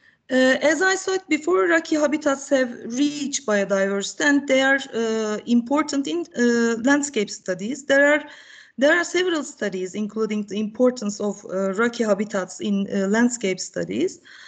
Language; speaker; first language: English; non-native, fluent; Turkish